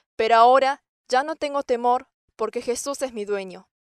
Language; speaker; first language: Spanish; non-native, fluent; English